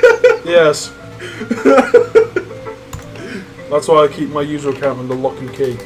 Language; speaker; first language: English; native; English